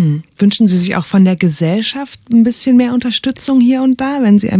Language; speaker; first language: German; native; German